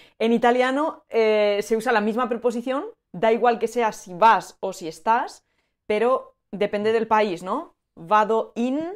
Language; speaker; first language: Spanish; native; Spanish